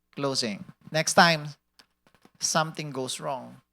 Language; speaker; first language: English; non-native, local second language; Filipino